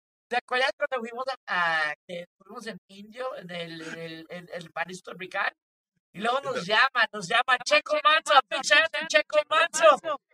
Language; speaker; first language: Spanish; early bilingual, heritage; Spanish